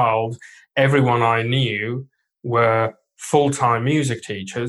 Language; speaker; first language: English; non-native, local second language; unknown